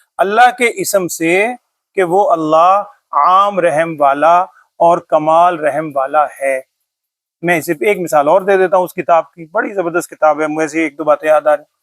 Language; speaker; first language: Urdu; native; Urdu